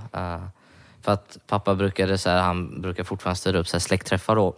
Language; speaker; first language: Swedish; native; Swedish